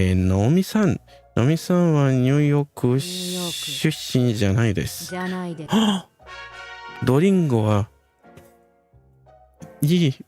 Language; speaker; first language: Japanese; non-native, learner; Spanish